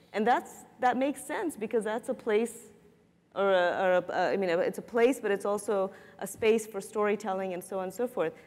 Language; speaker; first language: English; native; English